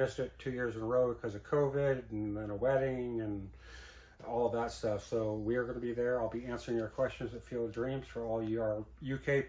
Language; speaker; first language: English; native; English